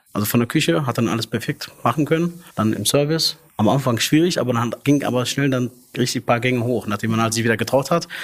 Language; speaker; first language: German; early bilingual, other home language; Arabic